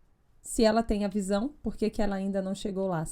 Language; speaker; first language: Portuguese; native; Portuguese